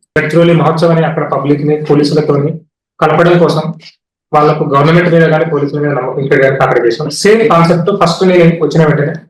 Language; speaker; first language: Telugu; native; Telugu